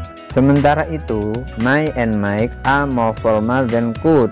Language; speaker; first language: English; non-native, fluent; Indonesian